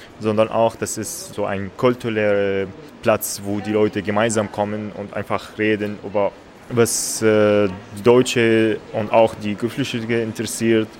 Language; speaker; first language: German; non-native, learner; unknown